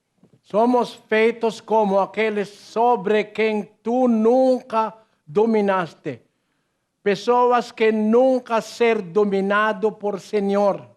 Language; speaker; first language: Portuguese; non-native, learner; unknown